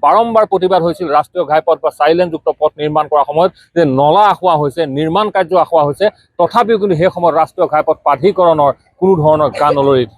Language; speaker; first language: Assamese; native; Assamese